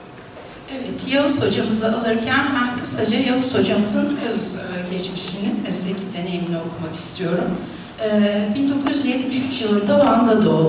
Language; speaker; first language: Turkish; native; Turkish